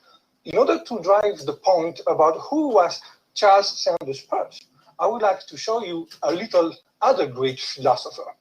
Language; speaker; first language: English; non-native, fluent; French